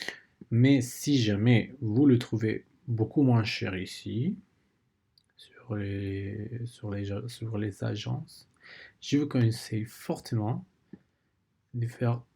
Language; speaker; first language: French; non-native, learner; Spanish